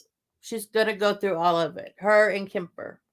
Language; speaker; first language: English; native; English